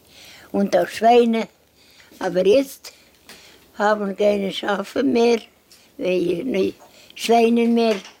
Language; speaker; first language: German; non-native, learner; Estonian